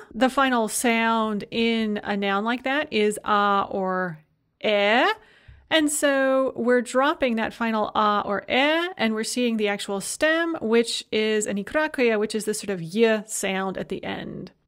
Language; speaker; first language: English; native; English